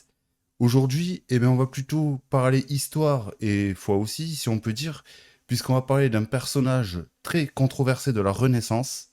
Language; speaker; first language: French; native; French